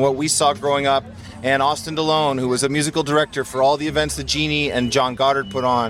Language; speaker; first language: English; native; English